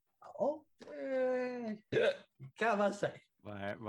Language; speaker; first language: Swedish; non-native, fluent; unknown